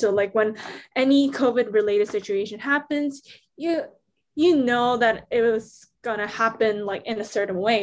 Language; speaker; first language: English; non-native, fluent; Korean